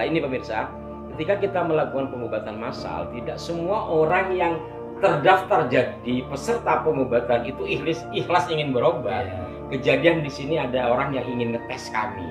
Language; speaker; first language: Indonesian; native; Indonesian